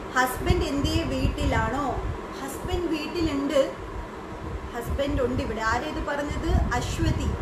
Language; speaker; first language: Malayalam; early bilingual, heritage; Malayalam